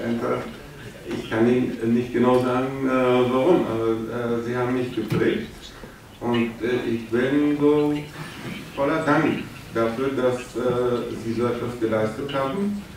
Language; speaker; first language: German; non-native, fluent; Bulgarian